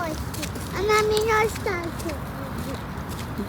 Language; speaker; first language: Russian; early bilingual, other home language; Armenian